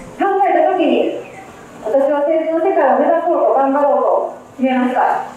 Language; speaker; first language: Japanese; native; Japanese